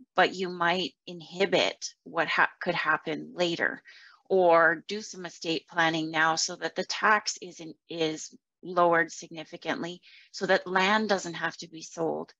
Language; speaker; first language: English; native; English